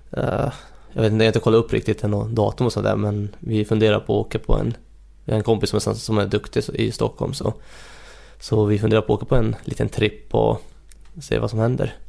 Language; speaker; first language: Swedish; early bilingual, other home language; Hungarian